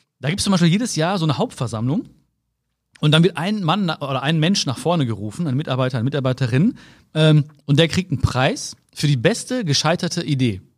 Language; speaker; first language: German; native; German